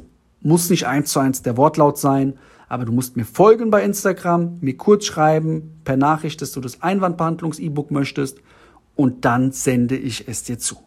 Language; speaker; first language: German; native; German